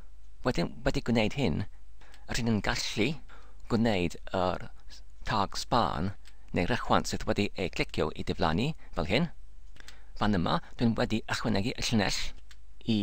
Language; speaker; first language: Welsh; non-native, learner; English